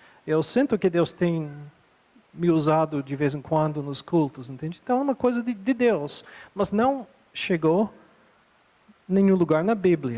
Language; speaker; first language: Portuguese; non-native, fluent; English